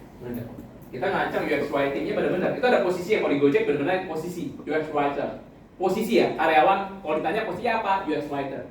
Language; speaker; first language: Indonesian; native; Indonesian